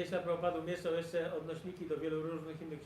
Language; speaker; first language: Polish; native; Polish